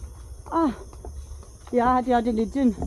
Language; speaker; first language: Indonesian; non-native, learner; English